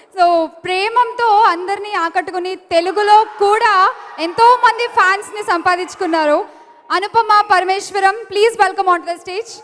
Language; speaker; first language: Telugu; native; Telugu